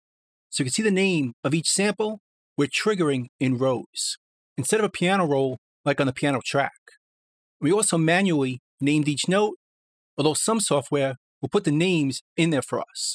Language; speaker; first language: English; native; English